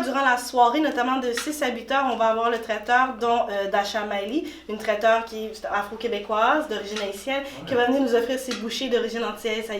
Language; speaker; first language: French; native; French